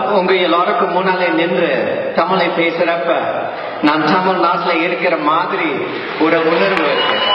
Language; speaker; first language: Tamil; non-native, fluent; English